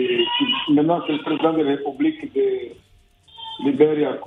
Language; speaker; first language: French; non-native, learner; Portuguese